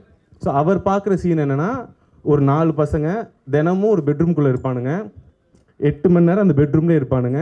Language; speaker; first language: Tamil; native; Tamil